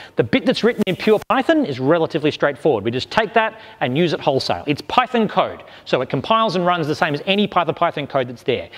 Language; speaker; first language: English; native; English